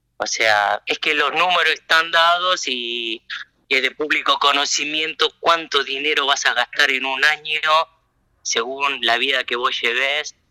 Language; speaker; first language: Spanish; early bilingual, other home language; Japanese